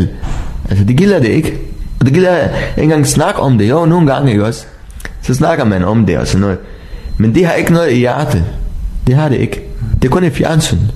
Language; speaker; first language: Danish; non-native, learner; Arabic